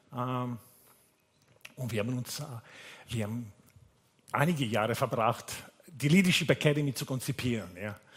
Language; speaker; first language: German; non-native, fluent; Italian